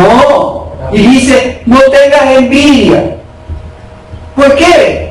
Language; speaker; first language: Spanish; native; Spanish